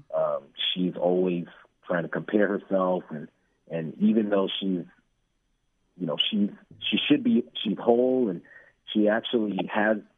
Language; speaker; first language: English; native; English